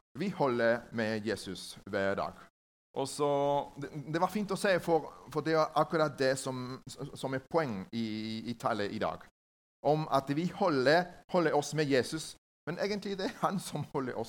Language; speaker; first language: Norwegian; non-native, learner; Spanish